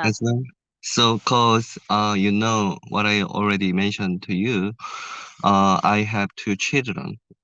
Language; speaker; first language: English; non-native, learner; Korean